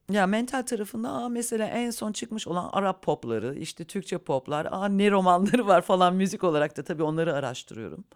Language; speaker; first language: Turkish; early bilingual, heritage; Turkish